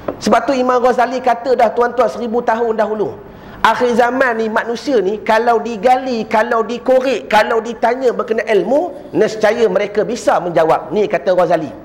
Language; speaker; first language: Malay; native; Malay